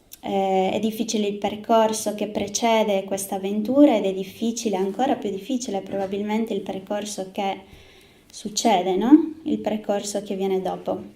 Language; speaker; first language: Italian; early bilingual, other home language; Spanish